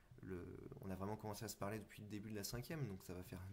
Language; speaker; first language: French; native; French